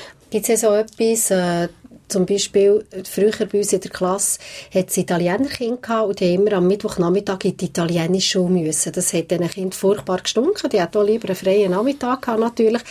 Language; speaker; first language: German; native; German